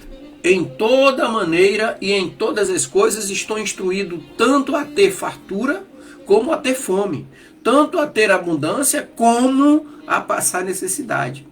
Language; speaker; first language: Portuguese; native; Portuguese